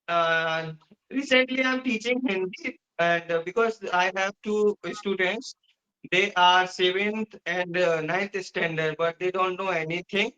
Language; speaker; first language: English; non-native, learner; Hindi